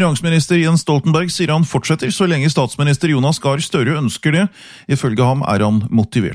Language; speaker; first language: Norwegian; native; Norwegian